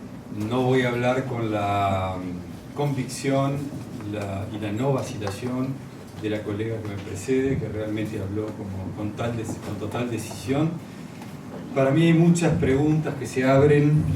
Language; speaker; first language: Spanish; native; Spanish